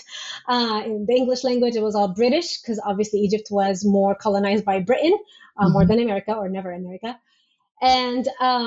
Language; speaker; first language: English; non-native, fluent; Arabic